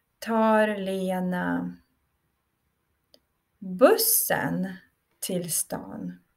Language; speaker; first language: Swedish; non-native, fluent; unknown